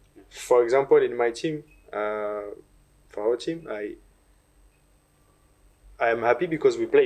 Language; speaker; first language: English; non-native, learner; French